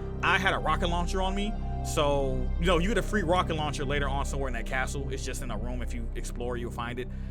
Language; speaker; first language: English; native; English